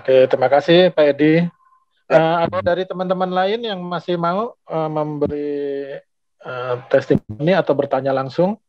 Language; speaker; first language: Indonesian; native; Indonesian